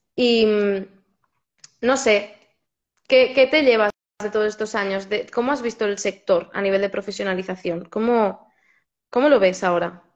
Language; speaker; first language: Spanish; native; Spanish